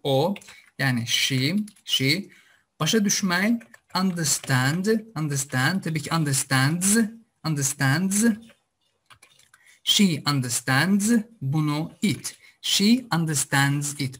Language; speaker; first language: English; non-native, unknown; Azerbaijani